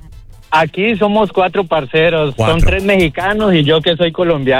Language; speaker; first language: Spanish; native; Spanish